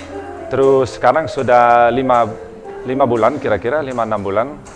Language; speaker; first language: Indonesian; non-native, learner; Dutch